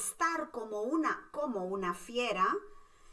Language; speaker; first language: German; non-native, fluent; Spanish